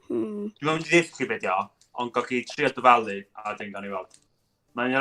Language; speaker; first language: Welsh; native; Welsh